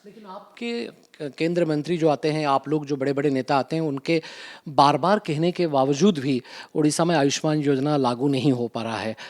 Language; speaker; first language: Hindi; non-native, local second language; Odia